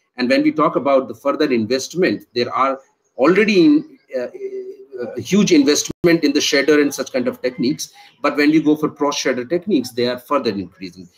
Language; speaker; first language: English; non-native, local second language; Hindi